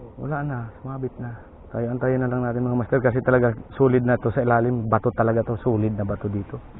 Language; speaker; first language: Filipino; non-native, local second language; Bikol